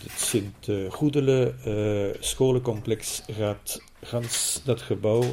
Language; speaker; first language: Dutch; non-native, local second language; French